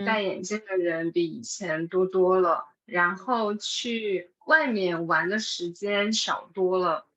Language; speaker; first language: Chinese; non-native, fluent; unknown